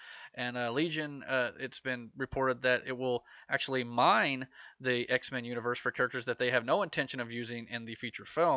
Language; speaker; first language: English; native; English